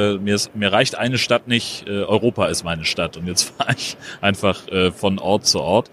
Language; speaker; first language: German; native; German